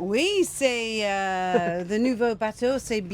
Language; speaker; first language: French; non-native, learner; English